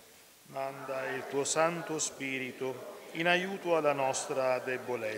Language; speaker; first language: Italian; native; Italian